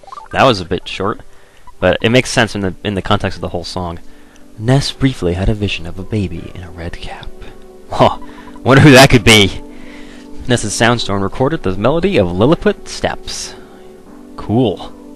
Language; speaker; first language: English; native; English